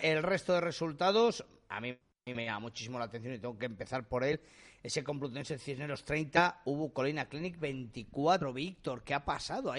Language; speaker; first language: Spanish; native; Spanish